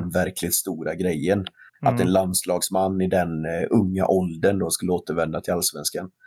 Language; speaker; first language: Swedish; native; Swedish